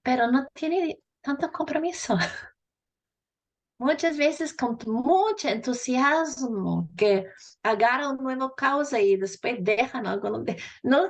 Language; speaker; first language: Spanish; non-native, fluent; English